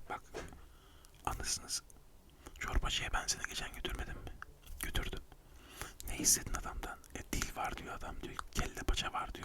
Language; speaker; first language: Turkish; native; Turkish